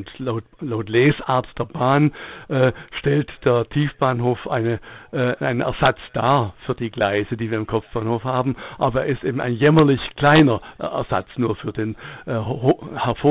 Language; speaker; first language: German; native; German